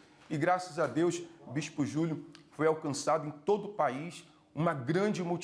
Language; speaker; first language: Portuguese; native; Portuguese